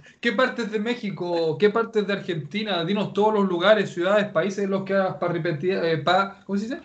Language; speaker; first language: Spanish; native; Spanish